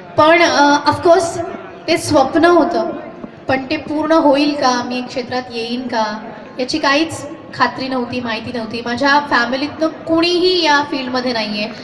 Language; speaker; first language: Marathi; non-native, local second language; Hindi